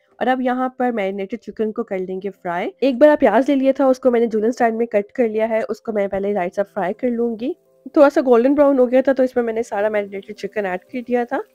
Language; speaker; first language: Urdu; native; Urdu